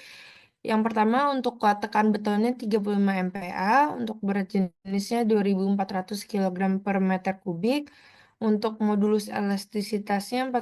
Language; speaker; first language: Indonesian; native; Indonesian